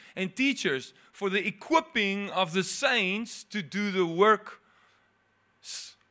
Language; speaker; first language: English; non-native, local second language; Afrikaans